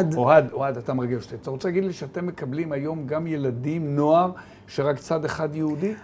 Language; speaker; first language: Hebrew; native; Hebrew